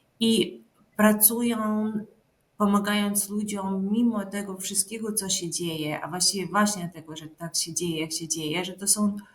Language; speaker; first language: Polish; non-native, fluent; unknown